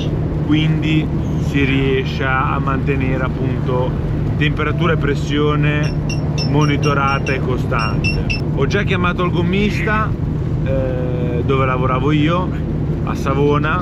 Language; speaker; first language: Italian; native; Italian